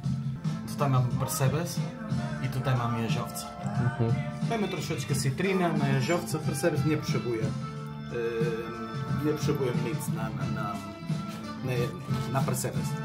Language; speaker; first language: Polish; non-native, learner; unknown